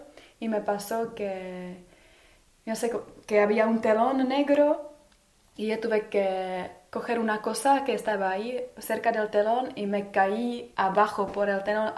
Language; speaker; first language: Spanish; non-native, fluent; Czech